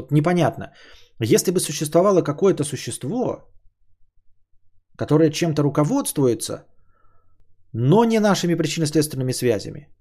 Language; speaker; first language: Russian; native; Russian